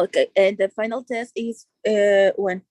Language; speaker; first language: English; non-native, learner; Spanish